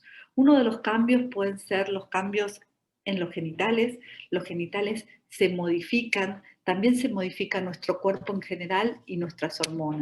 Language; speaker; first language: Spanish; native; Spanish